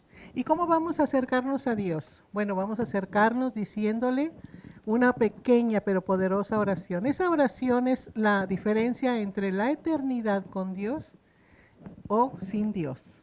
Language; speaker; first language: Spanish; native; Spanish